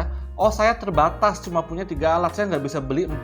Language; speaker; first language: Indonesian; native; Indonesian